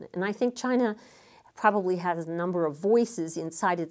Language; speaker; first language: English; native; English